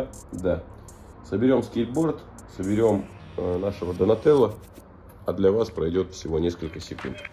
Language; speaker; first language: Russian; native; Russian